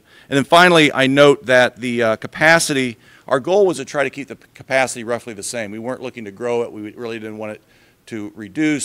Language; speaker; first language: English; native; English